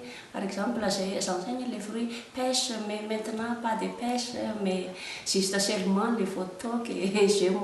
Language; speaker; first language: French; non-native, local second language; Malagasy